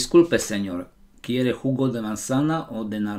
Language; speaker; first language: Spanish; non-native, learner; Slovak